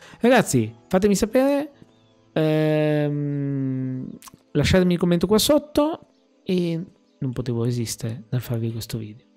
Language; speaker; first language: Italian; native; Italian